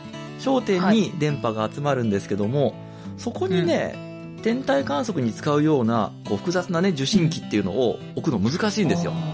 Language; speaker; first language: Japanese; native; Japanese